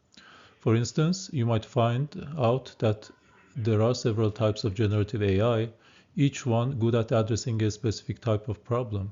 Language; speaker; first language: English; non-native, fluent; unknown